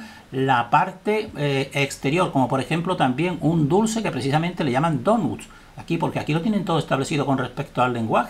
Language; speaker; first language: Spanish; native; Spanish